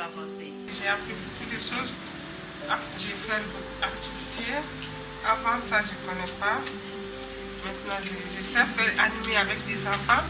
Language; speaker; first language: French; non-native, learner; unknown